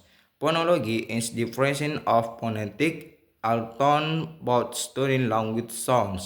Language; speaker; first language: English; non-native, learner; Indonesian